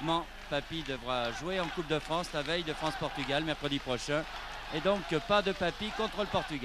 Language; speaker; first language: French; native; French